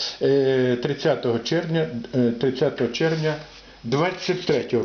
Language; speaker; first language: Ukrainian; native; Ukrainian